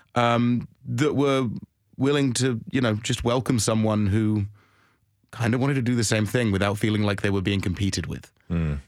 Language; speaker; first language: English; native; English